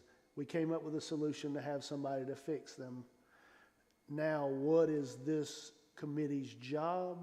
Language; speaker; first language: English; native; English